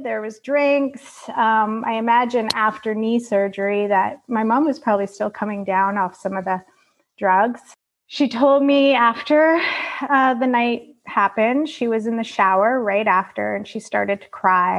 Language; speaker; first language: English; native; English